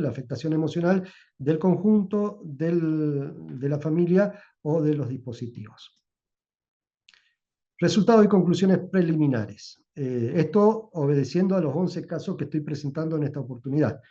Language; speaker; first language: Spanish; native; Spanish